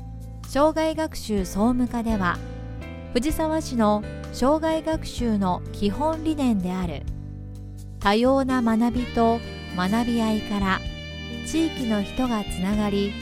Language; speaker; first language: Japanese; native; Japanese